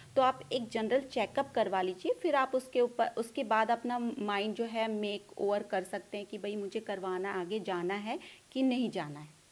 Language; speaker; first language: Hindi; non-native, local second language; Punjabi